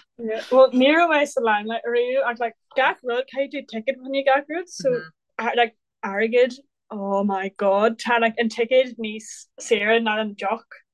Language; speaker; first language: Irish; non-native, local second language; English